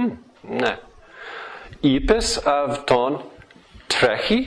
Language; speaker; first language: Greek; non-native, fluent; English